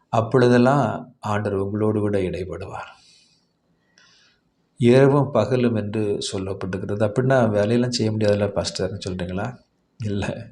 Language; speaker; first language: Tamil; native; Tamil